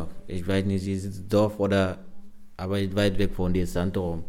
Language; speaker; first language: German; non-native, learner; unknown